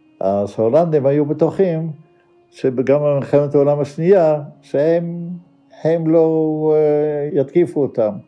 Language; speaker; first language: Hebrew; non-native, fluent; Dutch